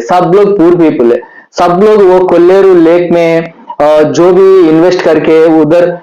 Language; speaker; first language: Hindi; non-native, local second language; Telugu